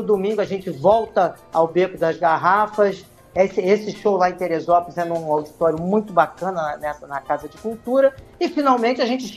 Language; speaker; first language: Portuguese; native; Portuguese